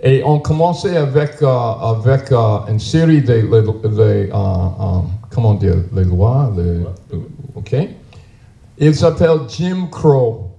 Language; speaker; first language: French; non-native, learner; English